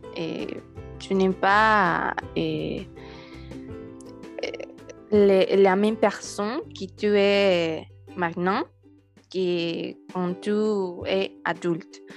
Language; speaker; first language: French; non-native, learner; Spanish